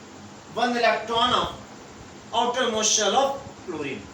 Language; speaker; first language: English; non-native, local second language; Hindi